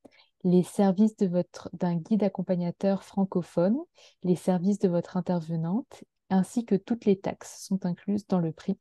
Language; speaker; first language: French; native; French